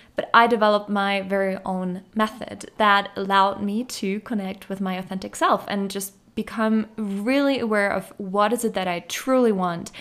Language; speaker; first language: English; non-native, fluent; German